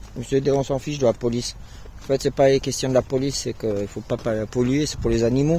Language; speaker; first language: French; native; French